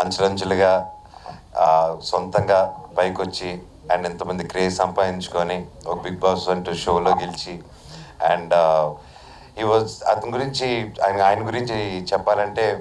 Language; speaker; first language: Telugu; native; Telugu